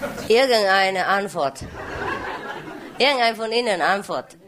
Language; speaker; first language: German; non-native, learner; Vietnamese